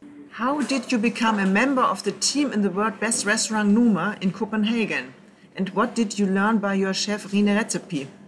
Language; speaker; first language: English; non-native, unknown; German